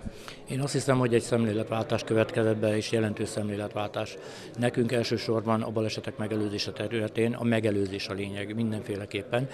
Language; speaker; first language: Hungarian; native; Hungarian